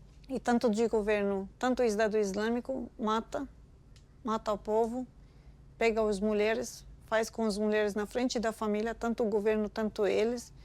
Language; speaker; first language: Portuguese; non-native, learner; Arabic